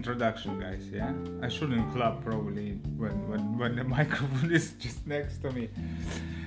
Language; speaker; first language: English; non-native, fluent; Lithuanian